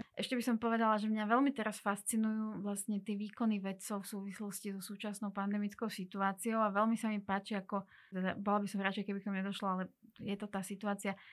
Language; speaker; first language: Slovak; non-native, local second language; Hungarian